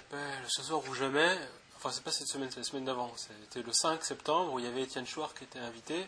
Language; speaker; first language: French; native; French